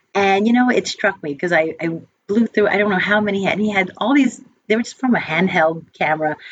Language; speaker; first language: English; native; English